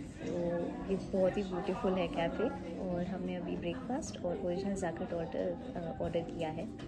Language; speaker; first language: Hindi; native; Hindi